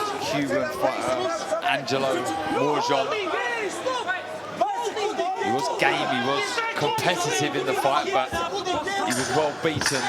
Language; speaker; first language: English; native; English